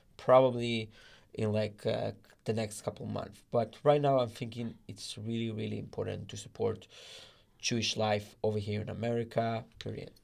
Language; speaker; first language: English; non-native, learner; Hebrew